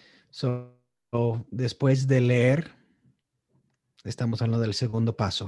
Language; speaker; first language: Spanish; non-native, learner; English